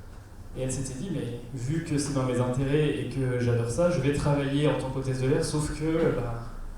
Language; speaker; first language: French; native; French